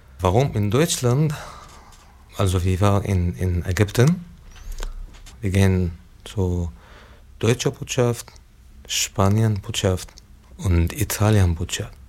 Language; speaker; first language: German; non-native, learner; Arabic